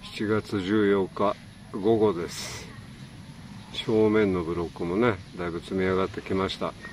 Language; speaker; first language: Japanese; native; Japanese